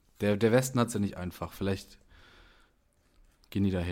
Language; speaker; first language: German; native; German